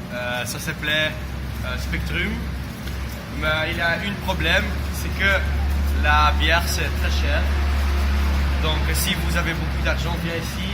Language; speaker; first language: French; non-native, learner; Dutch